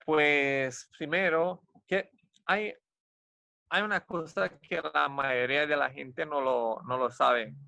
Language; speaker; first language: Spanish; non-native, fluent; Romanian